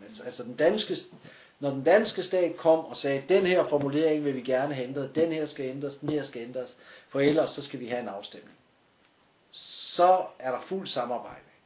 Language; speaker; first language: Danish; native; Danish